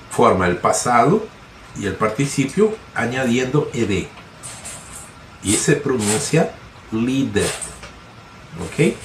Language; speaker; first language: Spanish; non-native, fluent; Portuguese